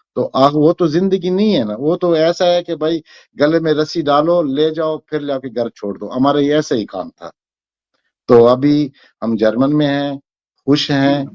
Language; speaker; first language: Hindi; non-native, fluent; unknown